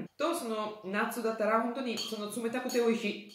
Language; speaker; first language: Japanese; non-native, learner; Italian